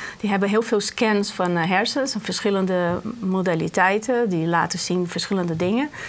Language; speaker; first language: Dutch; non-native, fluent; Portuguese